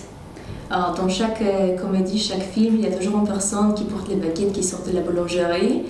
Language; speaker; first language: French; non-native, fluent; Polish